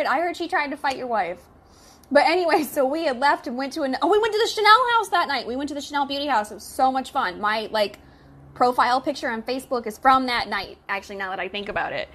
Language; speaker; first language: English; native; English